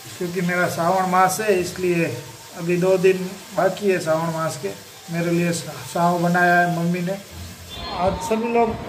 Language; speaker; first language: Hindi; non-native, local second language; Gujarati